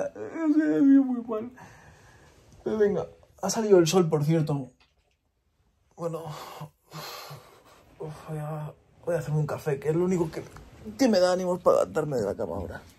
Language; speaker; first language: Spanish; native; Spanish